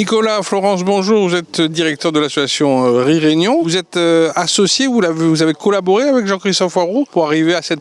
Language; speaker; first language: French; native; French